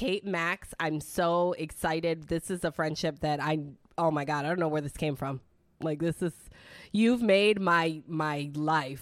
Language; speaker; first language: English; early bilingual, other home language; Italian